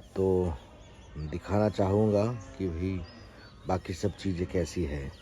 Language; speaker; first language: Hindi; non-native, local second language; Gujarati